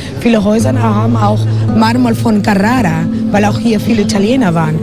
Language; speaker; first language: German; non-native, fluent; Spanish